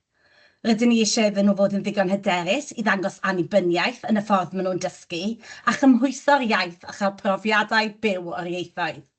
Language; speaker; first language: Welsh; native; Welsh